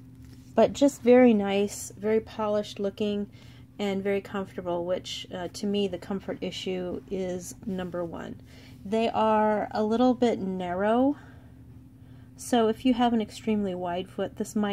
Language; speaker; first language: English; native; English